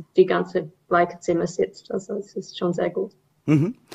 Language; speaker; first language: German; non-native, fluent; English